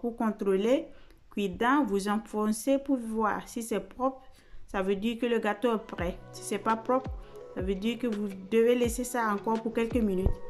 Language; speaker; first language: French; non-native, fluent; Italian